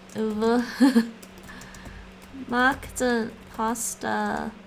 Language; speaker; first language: Dutch; non-native, learner; English